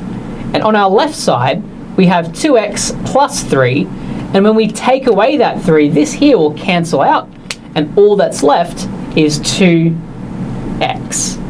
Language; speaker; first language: English; native; English